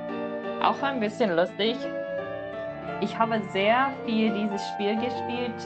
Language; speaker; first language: German; non-native, learner; English